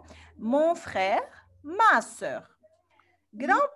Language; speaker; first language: French; non-native, fluent; Arabic